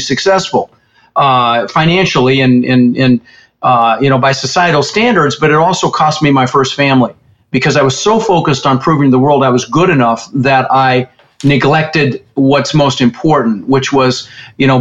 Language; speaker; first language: English; early bilingual, other home language; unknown